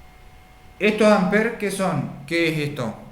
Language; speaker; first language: Spanish; native; Spanish